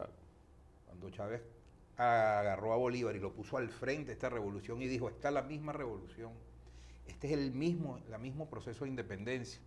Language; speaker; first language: Spanish; native; Spanish